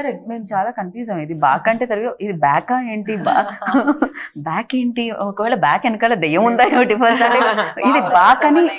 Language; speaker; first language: Telugu; native; Telugu